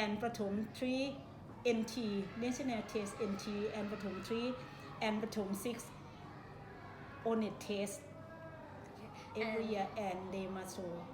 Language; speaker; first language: English; non-native, learner; Thai